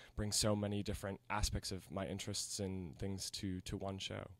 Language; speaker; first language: English; native; English